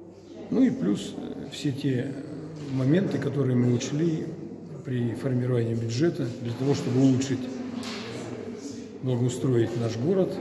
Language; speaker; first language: Russian; native; Russian